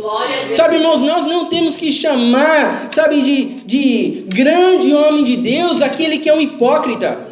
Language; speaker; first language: Portuguese; native; Portuguese